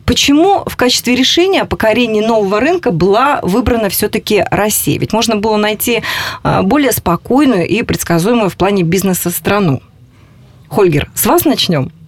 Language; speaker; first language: Russian; native; Russian